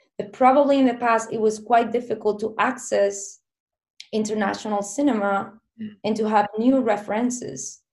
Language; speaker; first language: English; non-native, fluent; Spanish